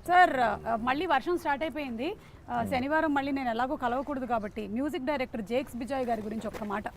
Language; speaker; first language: Telugu; native; Telugu